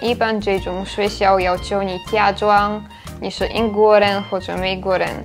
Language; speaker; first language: Chinese; non-native, fluent; Slovak